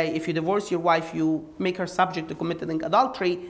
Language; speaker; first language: English; non-native, fluent; Arabic